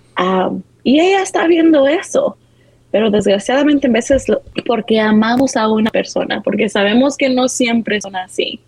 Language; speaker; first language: Spanish; early bilingual, heritage; Spanish